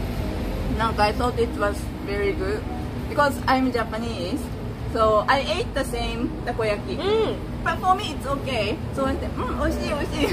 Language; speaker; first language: English; non-native, learner; Japanese